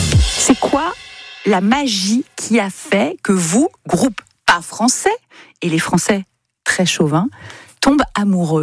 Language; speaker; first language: French; native; French